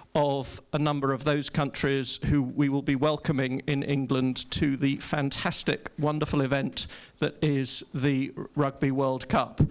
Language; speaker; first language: English; native; English